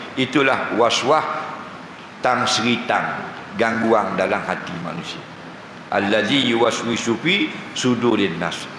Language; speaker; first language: Malay; native; Malay